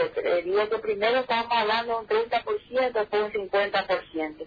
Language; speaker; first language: Spanish; native; Spanish